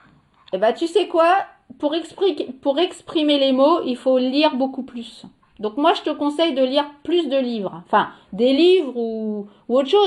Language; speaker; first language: French; native; French